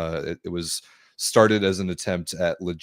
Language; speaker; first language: English; native; English